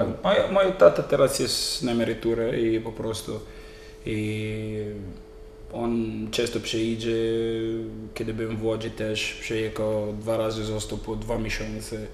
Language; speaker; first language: Polish; non-native, learner; Italian